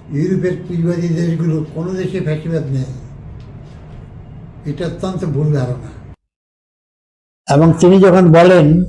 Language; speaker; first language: Bangla; native; Bangla